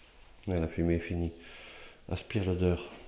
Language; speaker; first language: French; native; French